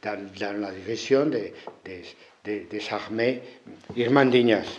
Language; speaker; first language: French; non-native, fluent; Spanish